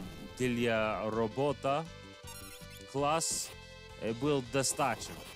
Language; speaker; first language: Russian; non-native, learner; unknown